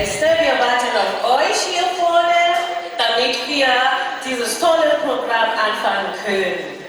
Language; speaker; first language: German; non-native, fluent; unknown